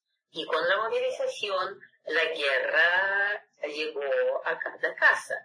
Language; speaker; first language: Spanish; non-native, fluent; Russian